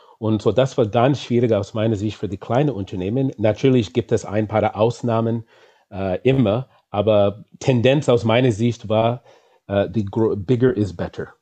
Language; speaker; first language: German; non-native, fluent; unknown